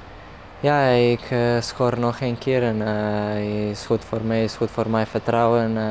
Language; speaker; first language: Dutch; non-native, learner; Serbian